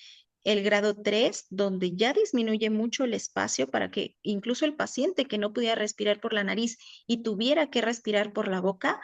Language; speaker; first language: Spanish; native; Spanish